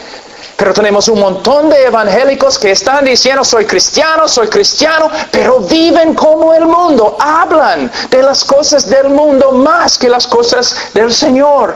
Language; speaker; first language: Spanish; non-native, fluent; English